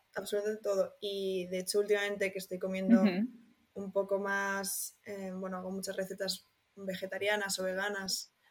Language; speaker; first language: Spanish; native; Spanish